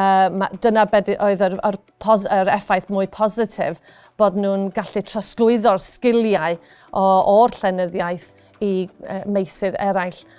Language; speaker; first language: Welsh; non-native, local second language; English